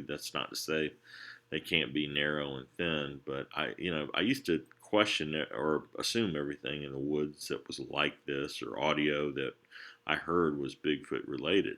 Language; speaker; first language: English; native; English